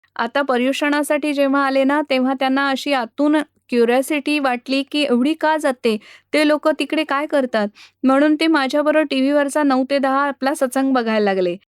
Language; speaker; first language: Marathi; non-native, local second language; Gujarati